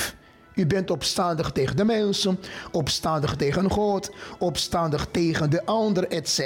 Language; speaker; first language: Dutch; non-native, fluent; Portuguese